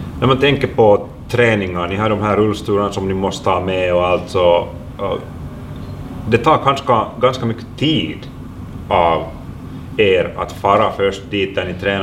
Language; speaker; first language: Swedish; non-native, local second language; Finnish